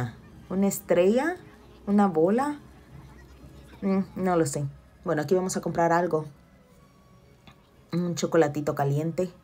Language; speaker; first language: Spanish; native; Spanish